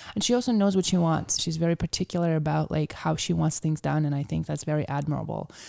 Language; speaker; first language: English; early bilingual, other home language; Ukrainian